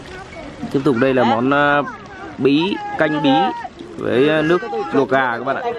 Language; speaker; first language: Vietnamese; native; Vietnamese